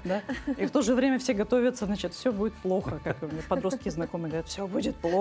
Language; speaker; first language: Russian; native; Russian